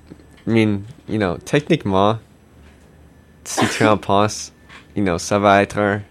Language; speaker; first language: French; non-native, local second language; English